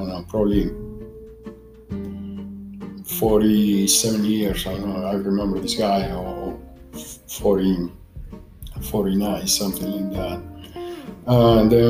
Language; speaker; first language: English; non-native, learner; Spanish